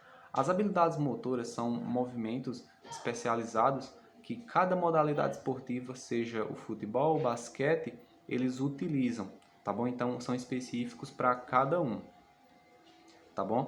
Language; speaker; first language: Portuguese; native; Portuguese